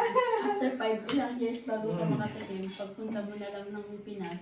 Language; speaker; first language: Filipino; non-native, local second language; Bikol